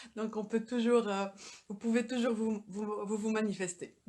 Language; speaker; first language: French; non-native, local second language; Arabic